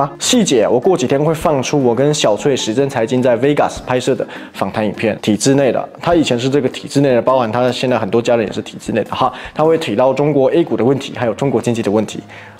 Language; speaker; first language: Chinese; native; Chinese